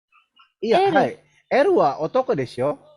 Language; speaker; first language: Japanese; non-native, fluent; Indonesian